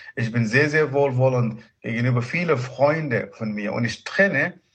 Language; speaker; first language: German; non-native, fluent; Arabic